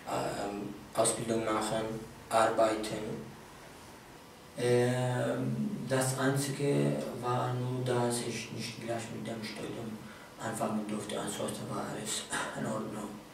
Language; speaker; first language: German; non-native, fluent; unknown